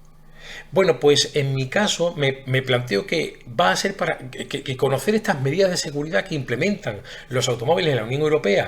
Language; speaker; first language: Spanish; native; Spanish